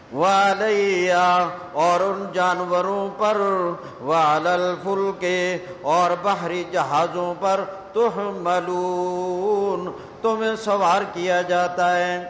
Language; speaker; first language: Urdu; non-native, local second language; Punjabi